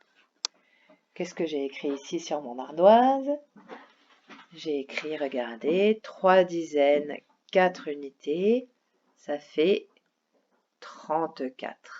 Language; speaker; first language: French; native; French